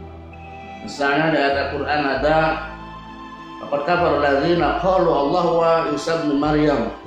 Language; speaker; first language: Indonesian; native; Indonesian